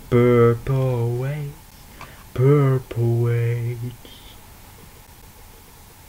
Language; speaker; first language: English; non-native, learner; Dutch